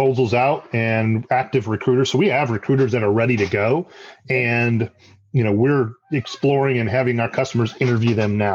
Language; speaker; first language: English; native; English